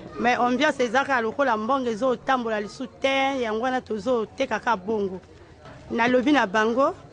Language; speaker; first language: Lingala; native; Lingala